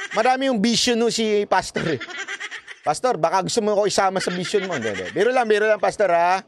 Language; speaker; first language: Filipino; native; Filipino